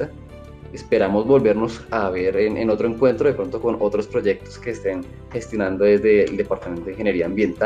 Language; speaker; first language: Spanish; native; Spanish